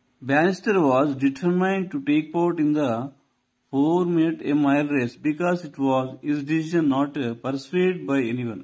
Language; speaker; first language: English; non-native, local second language; Telugu